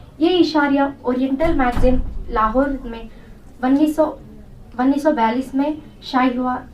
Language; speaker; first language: Urdu; non-native, local second language; Telugu